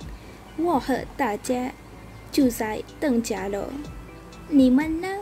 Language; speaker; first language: Chinese; non-native, learner; Malay